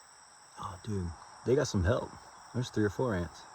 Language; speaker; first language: English; native; English